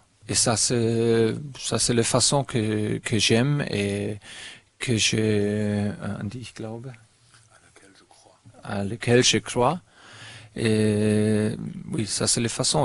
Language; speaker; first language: French; non-native, fluent; German